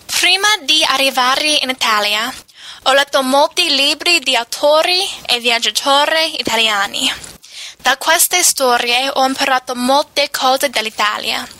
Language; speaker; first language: Italian; non-native, fluent; English